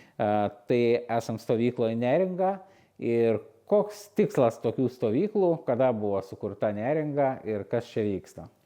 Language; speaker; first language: Lithuanian; native; Lithuanian